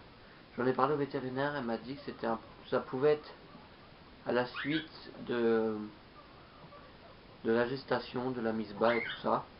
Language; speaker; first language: French; native; French